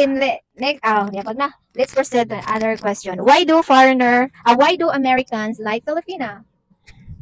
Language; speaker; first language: English; non-native, local second language; Cebuano